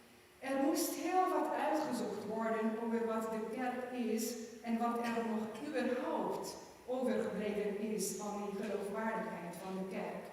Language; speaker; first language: Dutch; non-native, fluent; German